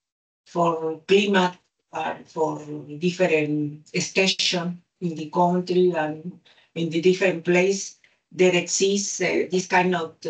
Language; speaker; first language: English; non-native, learner; Spanish